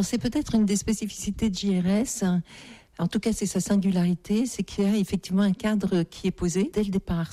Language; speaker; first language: French; native; French